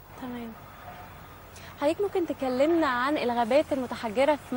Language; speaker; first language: Arabic; native; Arabic